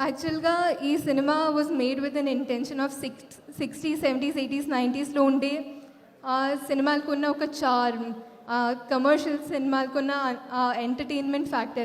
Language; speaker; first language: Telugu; non-native, fluent; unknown